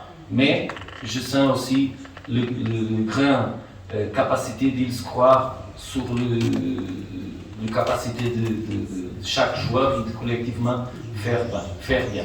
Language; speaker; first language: French; non-native, fluent; Portuguese